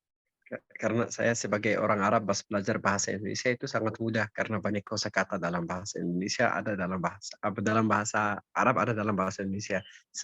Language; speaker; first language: Indonesian; non-native, learner; Arabic